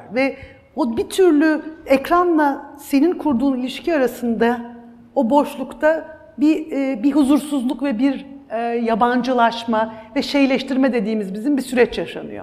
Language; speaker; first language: Turkish; native; Turkish